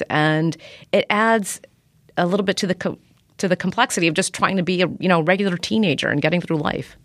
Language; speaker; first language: English; native; English